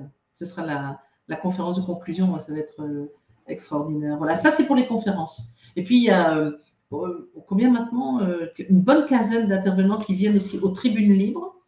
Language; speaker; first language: French; native; French